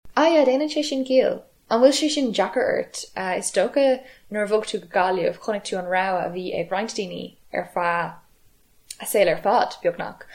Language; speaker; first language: Irish; non-native, local second language; English